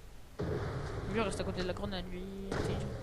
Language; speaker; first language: French; native; French